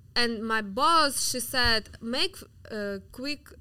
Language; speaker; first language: English; non-native, fluent; Russian